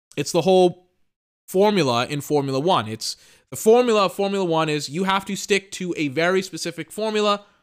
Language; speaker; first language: English; native; English